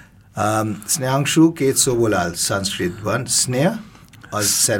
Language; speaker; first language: Hungarian; non-native, fluent; Bangla